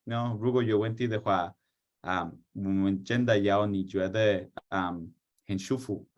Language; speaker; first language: Chinese; non-native, fluent; English